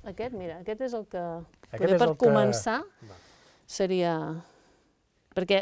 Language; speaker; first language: Catalan; native; Catalan